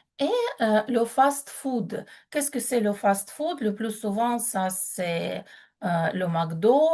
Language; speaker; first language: French; non-native, fluent; Ukrainian